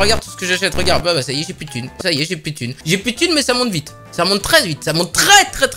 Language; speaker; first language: French; native; French